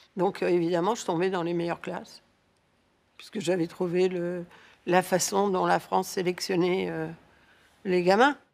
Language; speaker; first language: French; early bilingual, other home language; Spanish